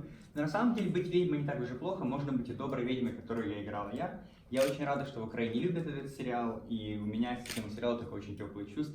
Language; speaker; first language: Russian; native; Russian